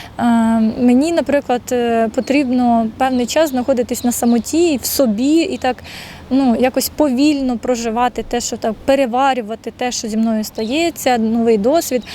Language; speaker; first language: Ukrainian; native; Ukrainian